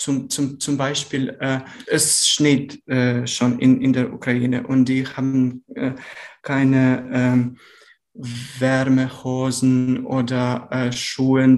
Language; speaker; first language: German; non-native, learner; Ukrainian